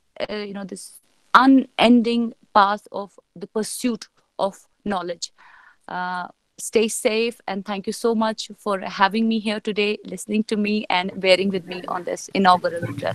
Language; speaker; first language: English; non-native, local second language; Kashmiri